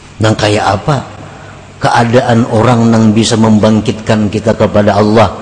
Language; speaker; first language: Indonesian; non-native, local second language; Banjar